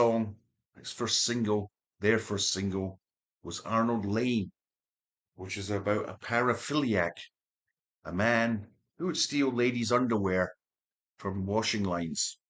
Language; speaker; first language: English; native; English